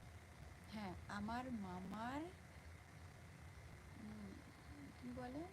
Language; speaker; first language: Bangla; non-native, local second language; Santali